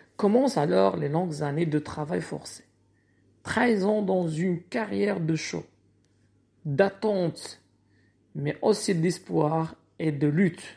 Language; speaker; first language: French; non-native, local second language; Arabic